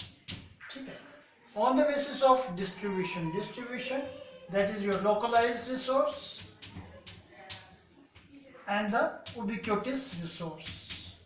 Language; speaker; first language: English; non-native, local second language; Hindi